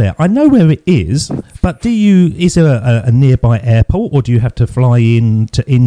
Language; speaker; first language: English; native; English